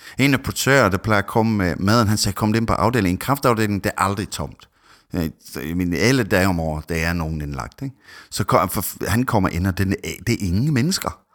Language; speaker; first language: Danish; non-native, fluent; English